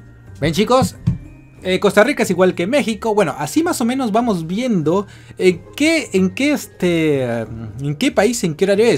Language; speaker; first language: Spanish; native; Spanish